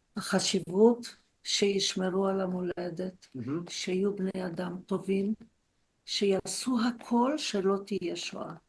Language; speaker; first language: Hebrew; early bilingual, other home language; Polish